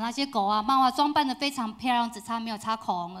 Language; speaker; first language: Chinese; native; Chinese